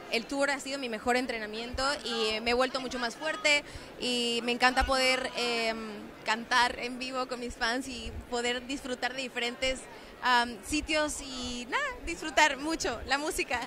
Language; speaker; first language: Spanish; native; Spanish